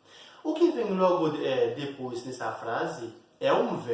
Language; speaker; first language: Portuguese; non-native, fluent; Haitian Creole